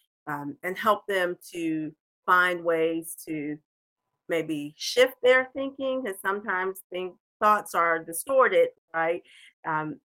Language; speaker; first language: English; native; English